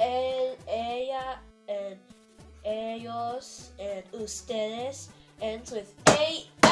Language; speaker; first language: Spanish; non-native, learner; English